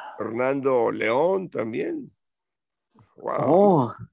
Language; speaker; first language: Spanish; native; Spanish